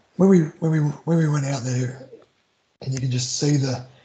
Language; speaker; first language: English; native; English